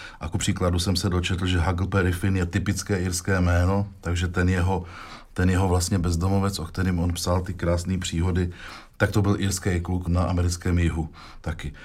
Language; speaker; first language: Czech; native; Czech